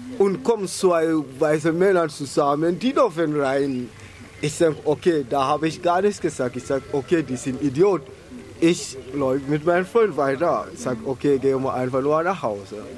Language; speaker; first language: German; non-native, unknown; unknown